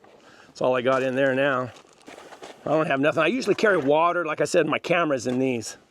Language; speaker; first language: English; native; English